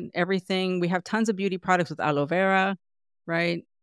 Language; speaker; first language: English; native; English